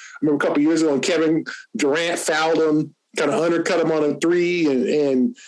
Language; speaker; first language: English; native; English